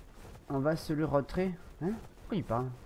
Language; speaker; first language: French; native; French